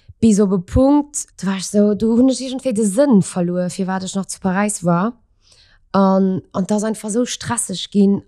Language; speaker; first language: Luxembourgish; early bilingual, other home language; Portuguese